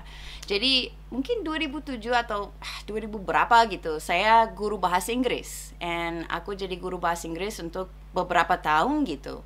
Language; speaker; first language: Indonesian; non-native, fluent; English